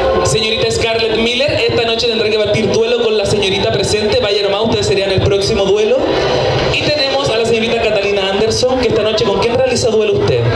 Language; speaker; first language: Spanish; native; Spanish